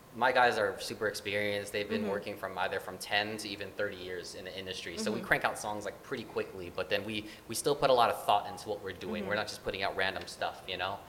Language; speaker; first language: English; early bilingual, other home language; Filipino